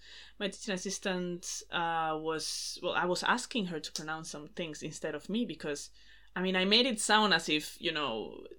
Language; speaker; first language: English; non-native, fluent; Spanish